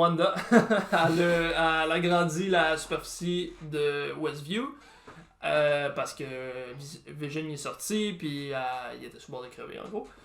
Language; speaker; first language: French; native; French